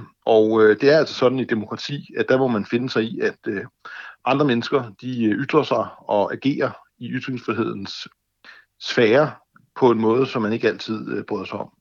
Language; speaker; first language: Danish; native; Danish